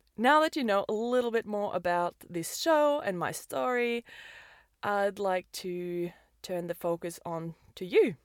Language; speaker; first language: English; non-native, fluent; Norwegian